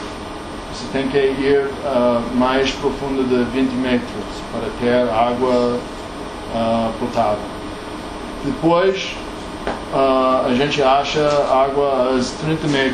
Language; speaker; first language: Portuguese; non-native, learner; English